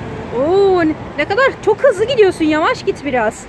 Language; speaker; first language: Turkish; native; Turkish